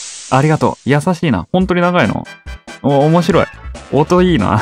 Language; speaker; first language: Japanese; native; Japanese